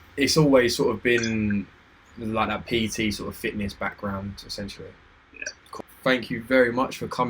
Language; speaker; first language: English; native; English